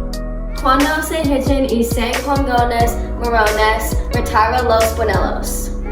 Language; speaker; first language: Spanish; non-native, learner; English